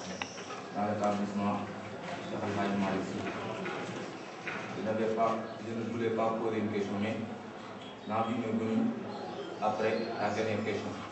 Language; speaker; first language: French; non-native, local second language; Wolof